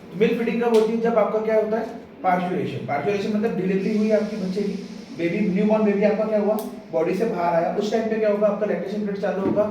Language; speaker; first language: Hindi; non-native, local second language; Marathi